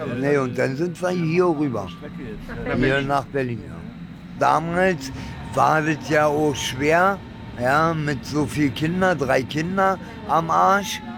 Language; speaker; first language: German; early bilingual, other home language; Italian